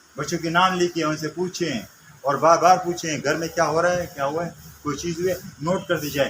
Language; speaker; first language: Urdu; non-native, local second language; Pashto